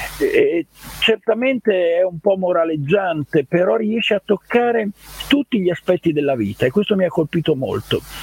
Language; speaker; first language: Italian; native; Italian